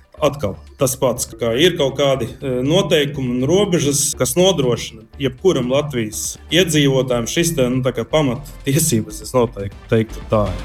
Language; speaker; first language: Latvian; non-native, local second language; Russian